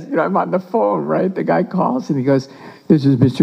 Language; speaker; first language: English; native; English